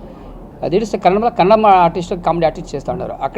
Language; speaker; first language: Telugu; non-native, learner; Kannada